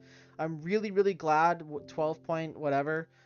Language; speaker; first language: English; native; English